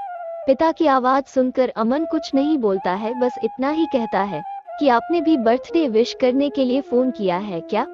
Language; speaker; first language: Hindi; native; Hindi